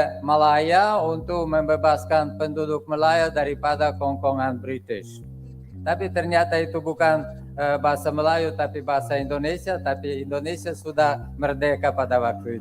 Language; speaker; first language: Indonesian; non-native, fluent; Russian